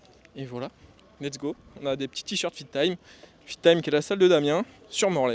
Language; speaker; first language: French; native; French